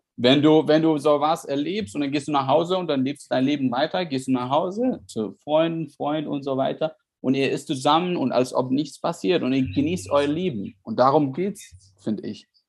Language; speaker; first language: German; non-native, fluent; Arabic